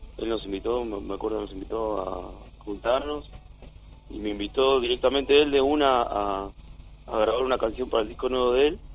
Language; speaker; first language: Spanish; native; Spanish